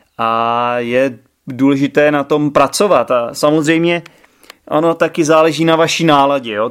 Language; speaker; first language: Czech; native; Czech